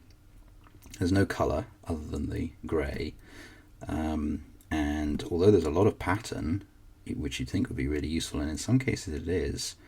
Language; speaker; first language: English; native; English